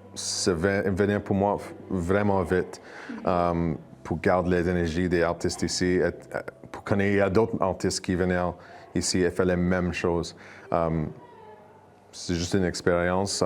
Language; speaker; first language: French; non-native, learner; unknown